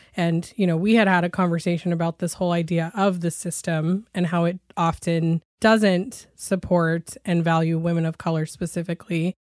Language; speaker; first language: English; native; English